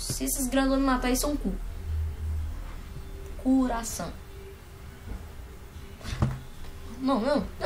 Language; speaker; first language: Portuguese; native; Portuguese